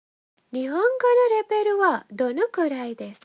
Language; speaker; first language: Japanese; non-native, fluent; Sinhala